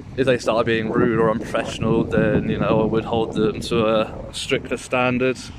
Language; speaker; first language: English; native; English